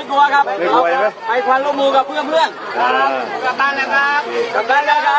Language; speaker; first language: Thai; non-native, learner; Burmese